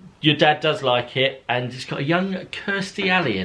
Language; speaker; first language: English; native; English